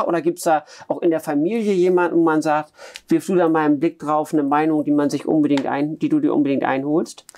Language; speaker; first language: German; native; German